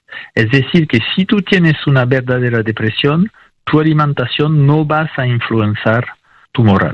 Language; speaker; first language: Spanish; non-native, fluent; French